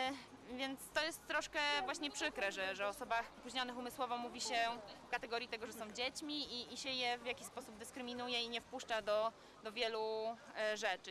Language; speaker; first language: Polish; native; Polish